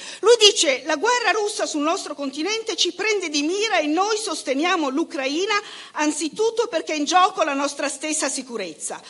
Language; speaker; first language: Italian; native; Italian